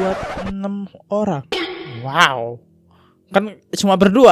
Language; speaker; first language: Indonesian; native; Indonesian